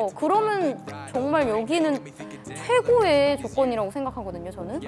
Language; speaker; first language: Korean; native; Korean